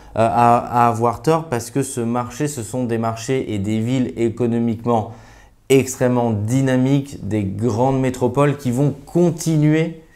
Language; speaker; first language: French; native; French